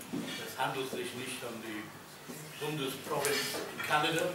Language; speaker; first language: German; non-native, fluent; English